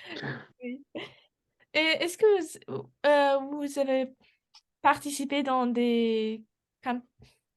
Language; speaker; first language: French; non-native, learner; English